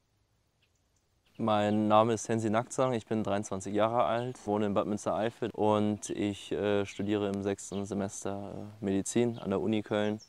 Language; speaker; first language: German; early bilingual, other home language; Tibetan